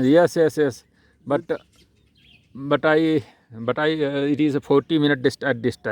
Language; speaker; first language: English; non-native, local second language; Hindi